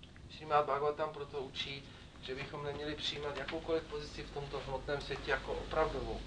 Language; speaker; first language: Czech; native; Czech